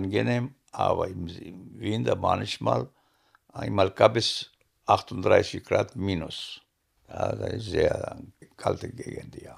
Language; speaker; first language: German; non-native, fluent; Greek